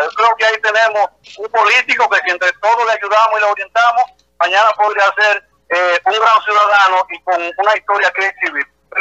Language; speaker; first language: Spanish; native; Spanish